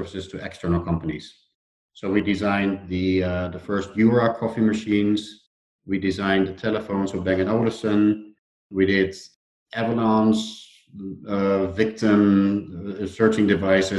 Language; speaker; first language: English; non-native, fluent; Dutch